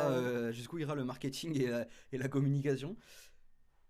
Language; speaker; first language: French; native; French